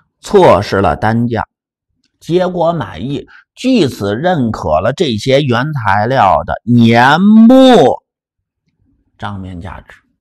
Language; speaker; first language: Chinese; native; Chinese